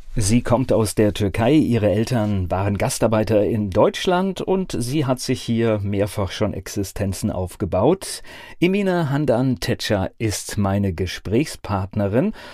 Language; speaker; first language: German; native; German